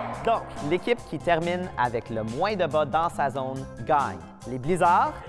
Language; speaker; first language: French; native; French